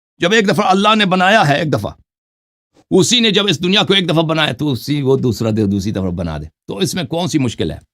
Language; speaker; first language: Urdu; non-native, fluent; Persian